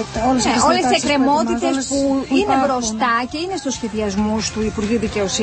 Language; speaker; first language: Greek; native; Greek